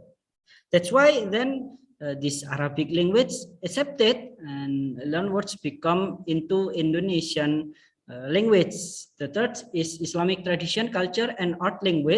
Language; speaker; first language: English; non-native, fluent; Indonesian